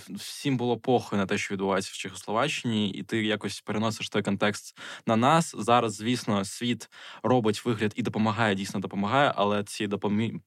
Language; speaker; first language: Ukrainian; native; Ukrainian